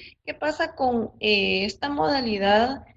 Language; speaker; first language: Spanish; native; Spanish